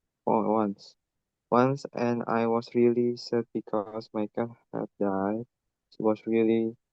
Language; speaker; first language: English; non-native, learner; Indonesian